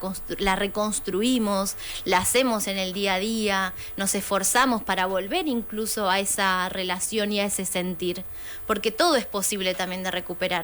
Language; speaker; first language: Spanish; native; Spanish